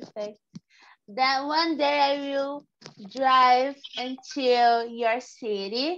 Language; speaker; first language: English; non-native, learner; Portuguese